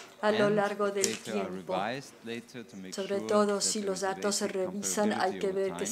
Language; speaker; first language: Spanish; non-native, learner; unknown